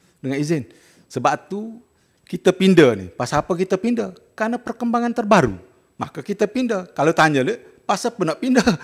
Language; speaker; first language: Malay; native; Malay